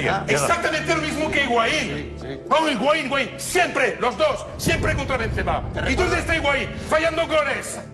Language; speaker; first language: Spanish; native; Spanish